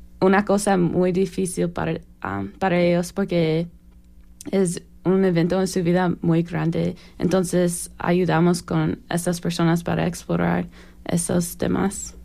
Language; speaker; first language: Spanish; non-native, learner; English